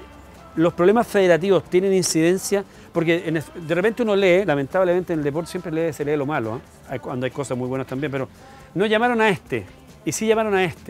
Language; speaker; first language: Spanish; native; Spanish